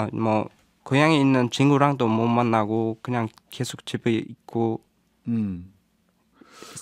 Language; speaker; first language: Korean; non-native, learner; Uzbek